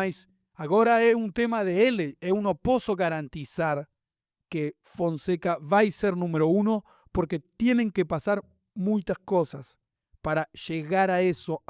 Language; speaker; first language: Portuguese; non-native, learner; Spanish